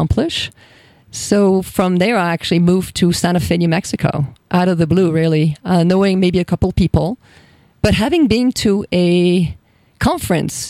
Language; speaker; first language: English; non-native, fluent; French